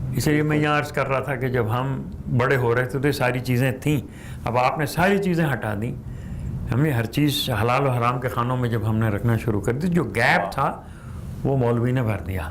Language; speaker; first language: Urdu; non-native, local second language; Gujarati